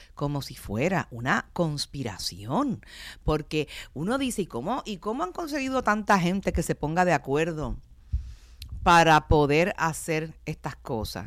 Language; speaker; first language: Spanish; native; Spanish